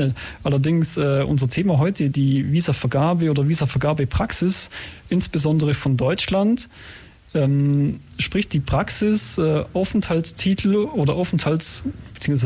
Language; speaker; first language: German; native; German